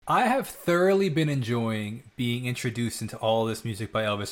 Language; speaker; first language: English; native; English